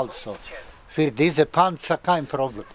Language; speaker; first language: German; non-native, learner; Serbian